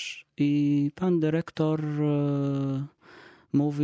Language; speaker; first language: Polish; non-native, learner; Arabic